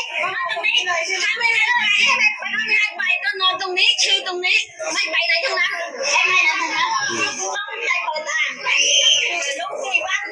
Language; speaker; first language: Thai; non-native, fluent; Khmer